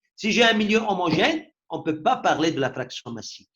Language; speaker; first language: French; non-native, local second language; Arabic